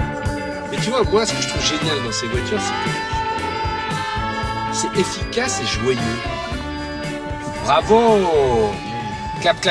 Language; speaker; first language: French; native; French